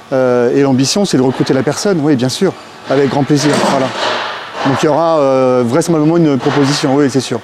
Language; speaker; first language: French; native; French